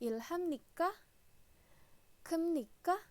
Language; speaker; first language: Korean; non-native, fluent; Indonesian